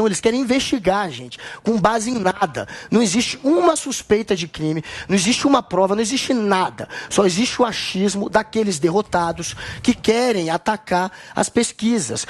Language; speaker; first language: Portuguese; native; Portuguese